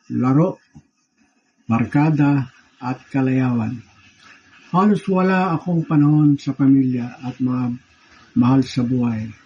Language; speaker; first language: Filipino; native; Filipino